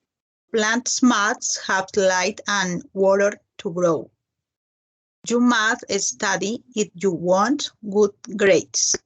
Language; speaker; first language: English; non-native, learner; Spanish